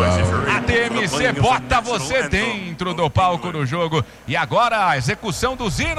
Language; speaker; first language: Portuguese; native; Portuguese